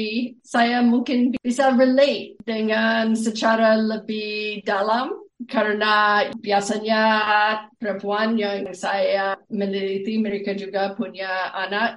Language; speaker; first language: Indonesian; non-native, fluent; English